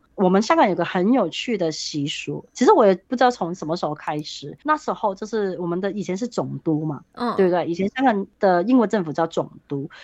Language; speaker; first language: Chinese; non-native, local second language; Cantonese